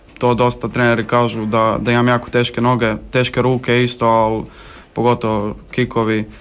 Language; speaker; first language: Bosnian; native; Bosnian